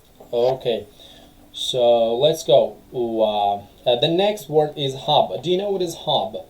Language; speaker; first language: English; non-native, fluent; Tajik